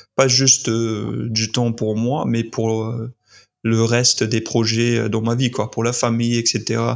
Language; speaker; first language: French; non-native, fluent; English